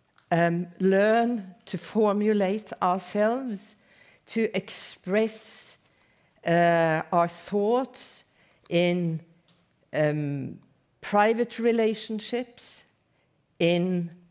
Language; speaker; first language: English; non-native, fluent; Norwegian